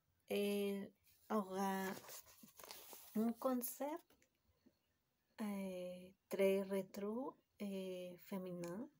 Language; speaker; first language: French; non-native, learner; Spanish